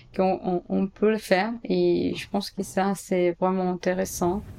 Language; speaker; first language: French; non-native, fluent; Portuguese